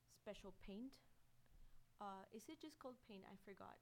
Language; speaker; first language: English; non-native, fluent; Spanish